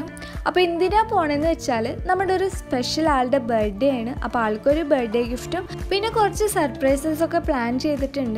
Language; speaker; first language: Malayalam; native; Malayalam